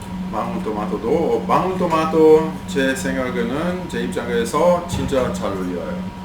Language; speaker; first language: Korean; non-native, learner; Italian